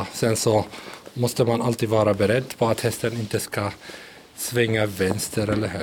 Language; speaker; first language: Swedish; early bilingual, other home language; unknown